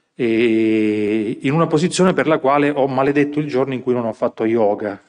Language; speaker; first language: Italian; native; Italian